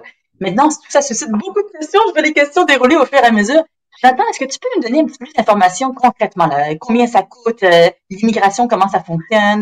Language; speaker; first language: French; native; French